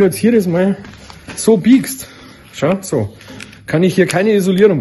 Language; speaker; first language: German; native; German